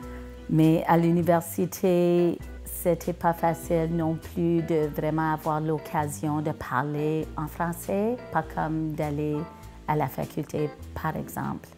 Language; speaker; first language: French; non-native, local second language; English